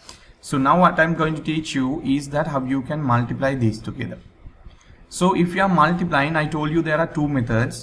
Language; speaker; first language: English; non-native, local second language; Sinhala